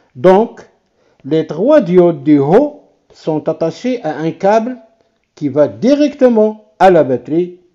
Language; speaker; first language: French; non-native, local second language; Arabic